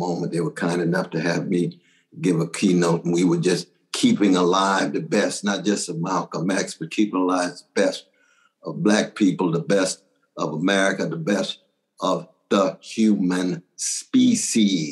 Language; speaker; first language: English; native; English